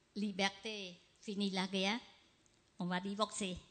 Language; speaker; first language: French; non-native, learner; Khmer